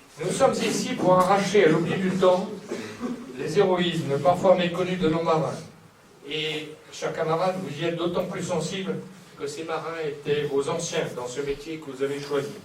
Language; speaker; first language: French; native; French